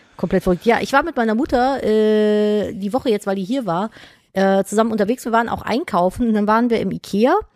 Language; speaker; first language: German; native; German